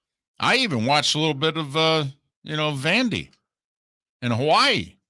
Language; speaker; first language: English; native; English